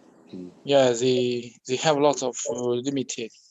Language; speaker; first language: English; non-native, learner; Chinese